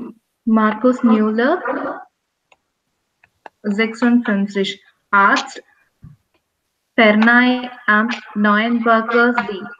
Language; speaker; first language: German; non-native, learner; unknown